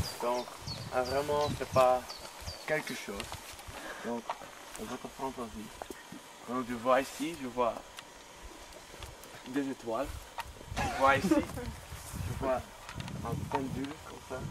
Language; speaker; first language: French; non-native, local second language; Dutch